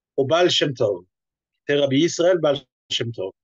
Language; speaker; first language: French; native; French